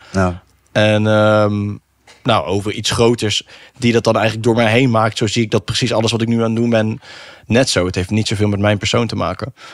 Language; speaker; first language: Dutch; native; Dutch